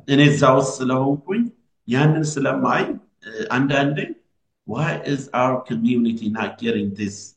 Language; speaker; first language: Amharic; native; Amharic